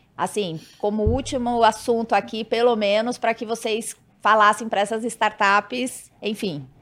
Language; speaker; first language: Portuguese; native; Portuguese